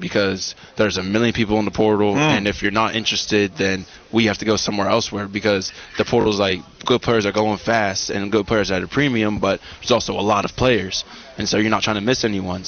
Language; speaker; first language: English; native; English